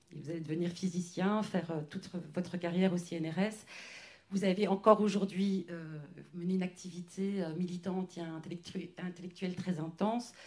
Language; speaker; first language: French; native; French